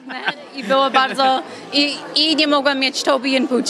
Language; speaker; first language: Polish; early bilingual, heritage; English